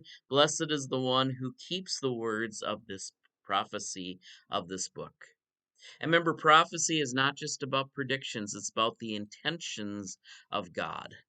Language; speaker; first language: English; native; English